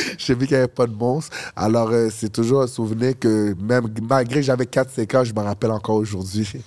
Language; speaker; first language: French; early bilingual, other home language; Haitian Creole